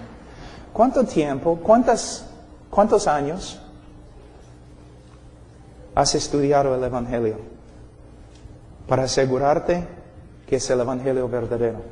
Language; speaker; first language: Spanish; non-native, fluent; English